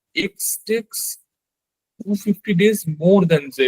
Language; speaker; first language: English; non-native, local second language; Bangla